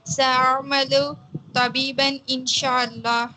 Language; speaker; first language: Arabic; non-native, learner; Tamil